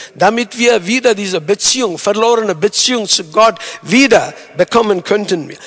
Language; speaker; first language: German; non-native, fluent; Tamil